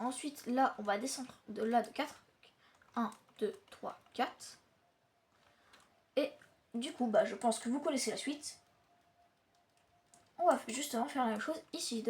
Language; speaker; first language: French; native; French